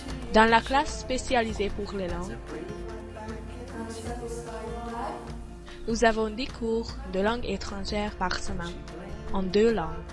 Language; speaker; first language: French; non-native, learner; Hungarian